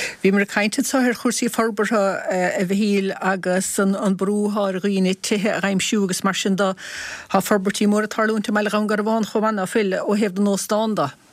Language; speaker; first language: Irish; native; Irish